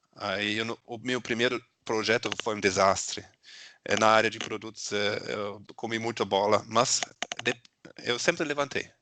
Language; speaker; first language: Portuguese; non-native, fluent; German